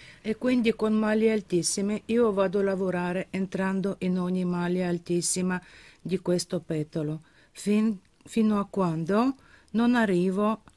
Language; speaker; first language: Italian; non-native, fluent; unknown